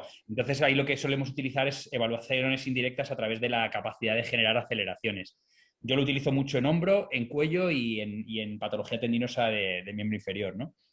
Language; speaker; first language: Spanish; native; Spanish